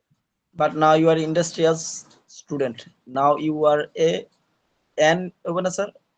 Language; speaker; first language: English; non-native, learner; Bangla